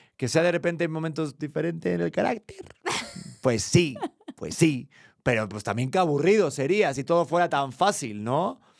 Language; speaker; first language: Spanish; native; Spanish